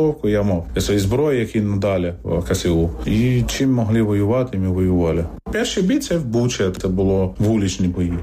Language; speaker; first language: Ukrainian; non-native, fluent; Arabic